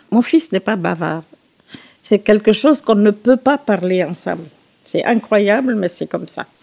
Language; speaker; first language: French; non-native, local second language; Susu